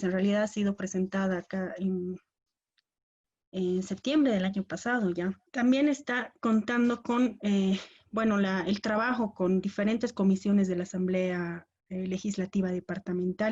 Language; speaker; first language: Spanish; native; Spanish